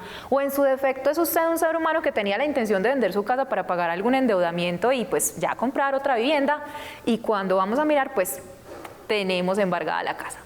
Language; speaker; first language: Spanish; native; Spanish